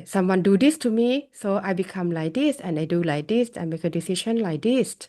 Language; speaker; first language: English; non-native, fluent; Thai